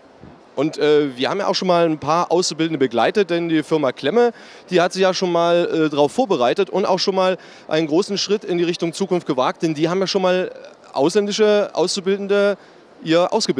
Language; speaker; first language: German; native; German